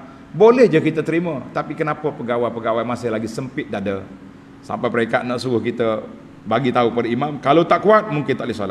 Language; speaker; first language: Malay; native; Malay